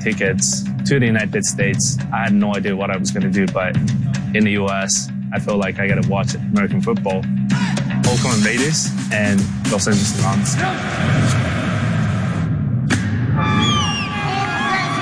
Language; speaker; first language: English; non-native, fluent; Japanese